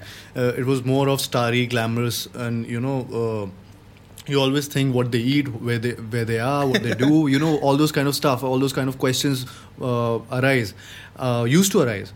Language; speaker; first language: English; non-native, local second language; Hindi